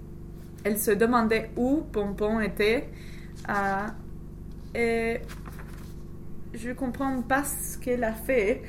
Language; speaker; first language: French; non-native, learner; English